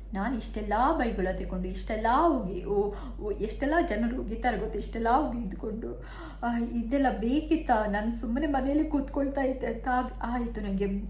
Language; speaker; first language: Kannada; non-native, local second language; Tulu